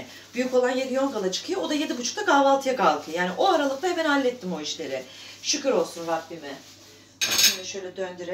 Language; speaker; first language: Turkish; native; Turkish